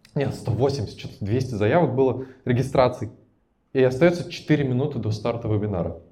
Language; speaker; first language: Russian; native; Russian